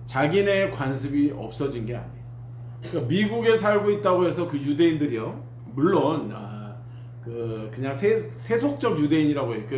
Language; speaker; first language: Korean; native; Korean